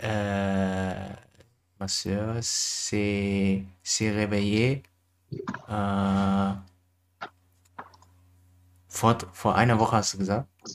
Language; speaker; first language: German; native; German